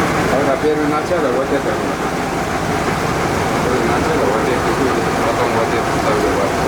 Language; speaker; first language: Russian; non-native, local second language; Kyrgyz